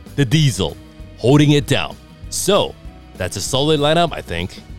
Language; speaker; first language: English; non-native, fluent; Chinese